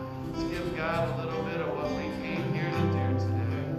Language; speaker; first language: English; native; English